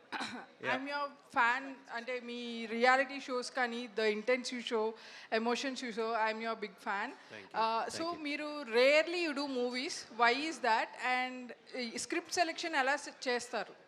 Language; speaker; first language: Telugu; native; Telugu